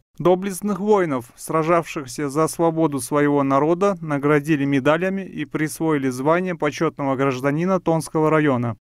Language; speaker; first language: Russian; non-native, local second language; Kyrgyz